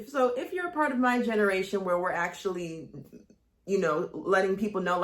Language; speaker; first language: English; native; English